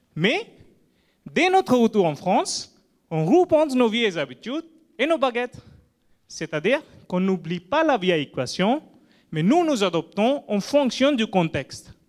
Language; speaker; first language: French; non-native, fluent; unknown